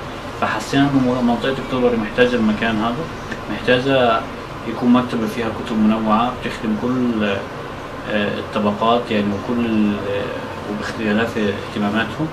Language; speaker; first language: Arabic; native; Arabic